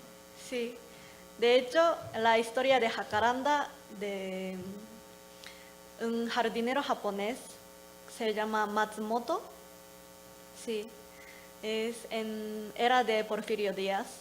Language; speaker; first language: Spanish; non-native, learner; Japanese